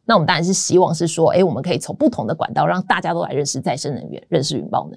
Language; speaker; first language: Chinese; native; Chinese